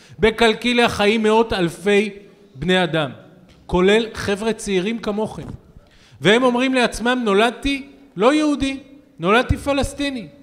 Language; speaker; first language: Hebrew; native; Hebrew